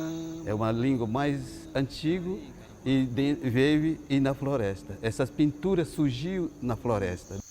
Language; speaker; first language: Portuguese; non-native, local second language; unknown